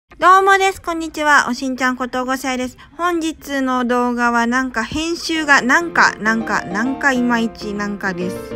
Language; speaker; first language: Japanese; native; Japanese